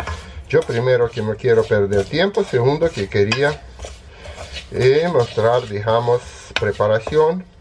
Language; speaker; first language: Spanish; non-native, fluent; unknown